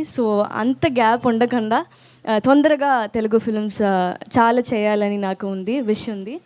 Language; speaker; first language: Telugu; non-native, learner; Tamil